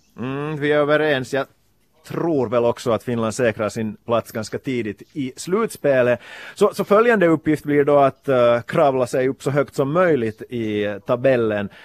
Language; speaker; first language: Swedish; native; Swedish